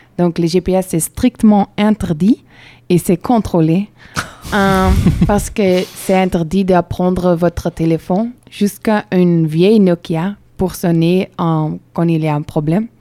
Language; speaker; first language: French; non-native, local second language; Dutch